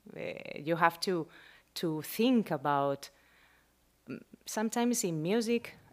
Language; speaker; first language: English; non-native, learner; Spanish